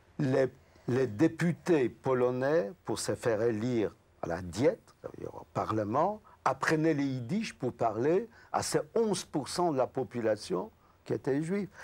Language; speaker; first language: French; non-native, fluent; Yiddish